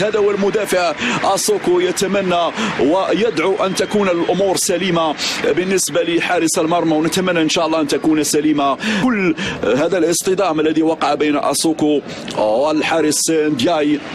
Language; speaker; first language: Arabic; native; Arabic